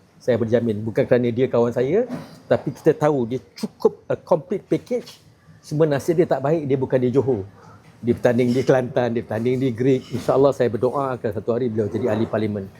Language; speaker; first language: Malay; native; Malay